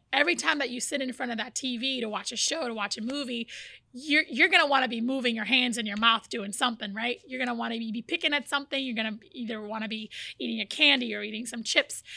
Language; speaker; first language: English; early bilingual, other home language; Portuguese